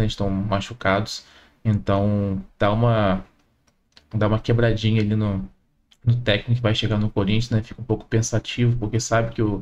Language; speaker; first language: Portuguese; native; Portuguese